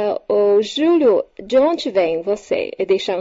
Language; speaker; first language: Portuguese; non-native, fluent; Chinese